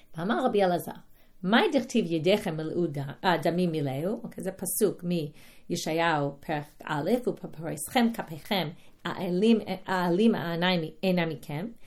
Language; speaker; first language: Hebrew; non-native, fluent; English